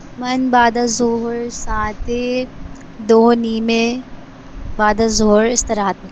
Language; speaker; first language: Persian; non-native, learner; Urdu